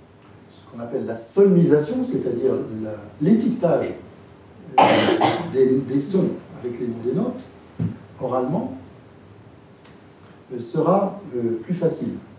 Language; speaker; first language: French; native; French